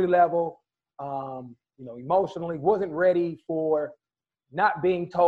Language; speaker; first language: English; native; English